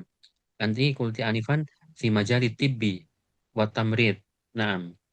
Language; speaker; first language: Arabic; non-native, fluent; Indonesian